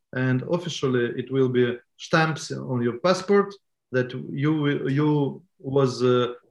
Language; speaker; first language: English; non-native, learner; Estonian